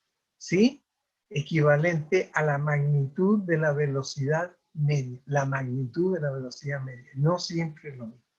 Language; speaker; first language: Spanish; native; Spanish